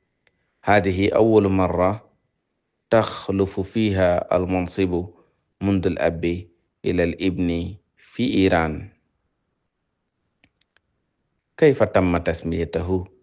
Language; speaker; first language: Arabic; non-native, fluent; Wolof